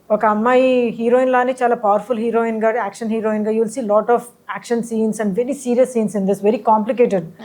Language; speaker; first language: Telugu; early bilingual, heritage; Telugu